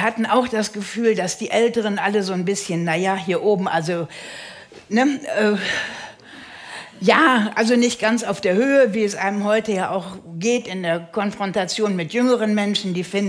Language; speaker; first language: German; native; German